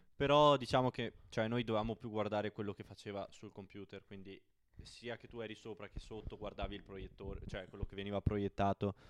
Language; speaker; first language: Italian; native; Italian